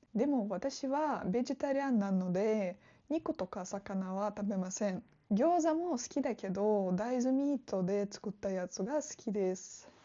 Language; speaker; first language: Japanese; non-native, fluent; Russian